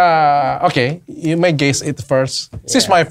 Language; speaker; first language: English; non-native, learner; Indonesian